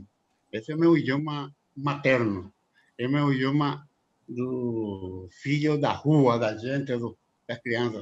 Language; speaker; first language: Portuguese; non-native, local second language; Spanish